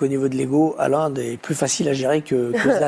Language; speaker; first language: French; native; French